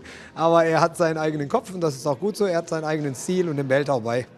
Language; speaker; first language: German; native; German